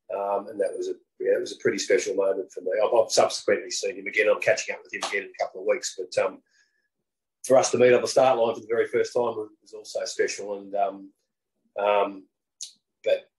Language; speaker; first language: English; native; English